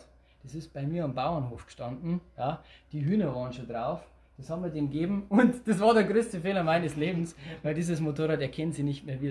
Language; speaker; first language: German; native; German